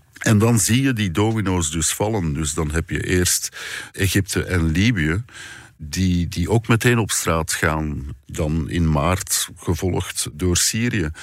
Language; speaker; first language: Dutch; native; Dutch